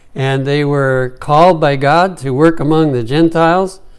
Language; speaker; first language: English; native; English